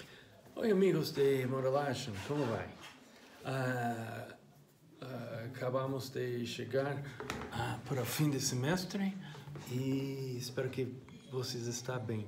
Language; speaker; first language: Portuguese; non-native, fluent; English